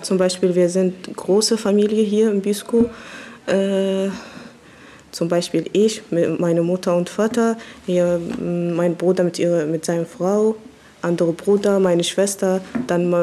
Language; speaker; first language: German; non-native, learner; Arabic